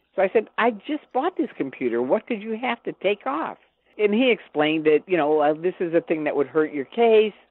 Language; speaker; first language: English; native; English